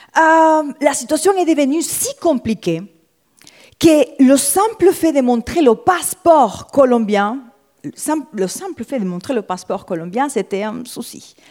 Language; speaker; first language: French; non-native, fluent; Spanish